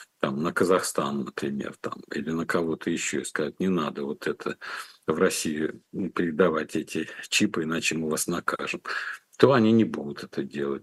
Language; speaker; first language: Russian; native; Russian